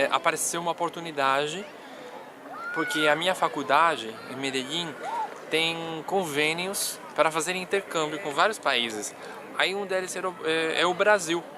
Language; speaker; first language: Portuguese; non-native, fluent; Spanish